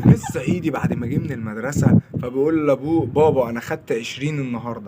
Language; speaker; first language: Arabic; native; Arabic